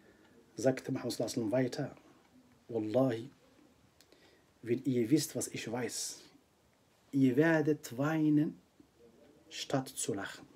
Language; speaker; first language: German; non-native, fluent; Arabic